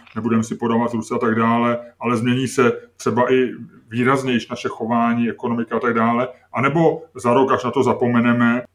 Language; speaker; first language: Czech; native; Czech